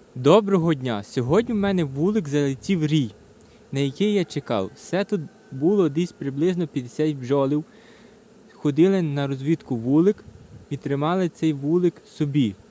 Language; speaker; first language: Ukrainian; native; Ukrainian